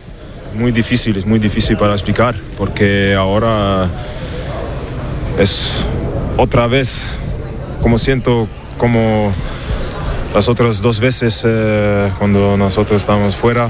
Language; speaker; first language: Spanish; non-native, learner; German